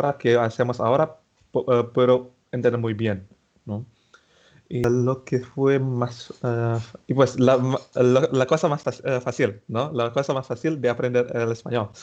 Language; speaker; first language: Spanish; non-native, fluent; Indonesian